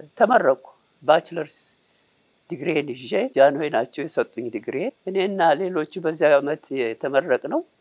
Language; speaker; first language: Amharic; native; Amharic